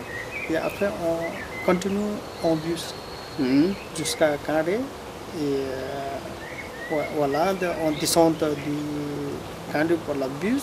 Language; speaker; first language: French; non-native, learner; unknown